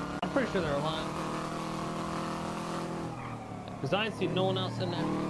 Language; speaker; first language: English; native; English